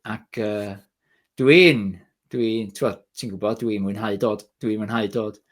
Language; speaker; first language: Welsh; native; Welsh